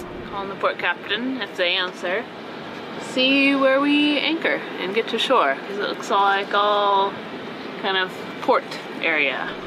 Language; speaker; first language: English; native; English